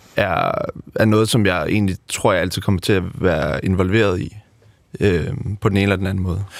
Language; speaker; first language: Danish; native; Danish